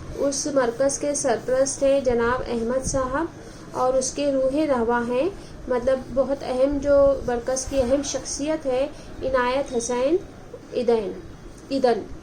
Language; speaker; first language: Urdu; native; Urdu